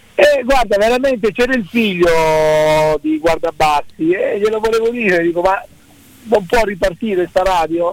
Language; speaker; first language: Italian; native; Italian